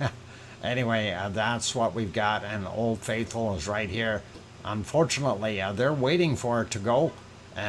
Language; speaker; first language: English; native; English